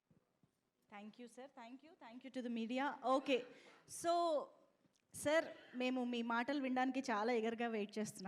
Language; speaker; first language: Telugu; native; Telugu